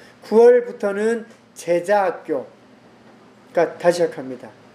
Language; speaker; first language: Korean; native; Korean